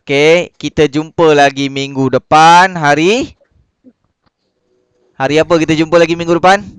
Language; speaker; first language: Malay; native; Malay